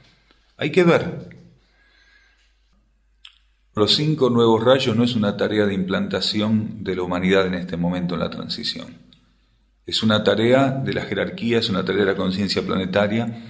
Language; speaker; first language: Spanish; native; Spanish